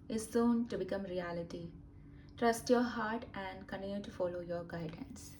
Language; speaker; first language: English; non-native, local second language; Malayalam